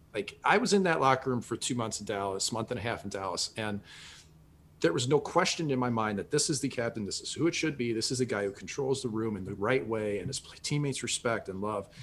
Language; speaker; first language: English; native; English